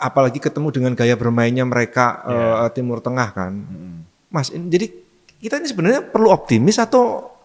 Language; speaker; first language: Indonesian; native; Indonesian